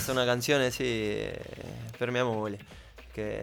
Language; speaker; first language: Italian; non-native, learner; Spanish